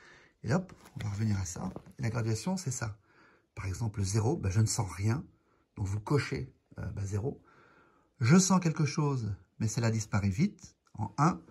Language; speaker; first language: French; native; French